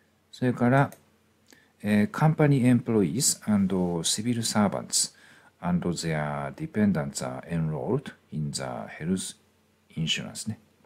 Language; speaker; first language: English; non-native, fluent; Japanese